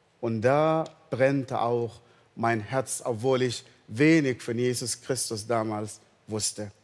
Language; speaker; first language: German; non-native, fluent; Arabic